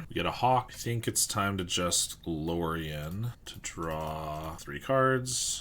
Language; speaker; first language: English; native; English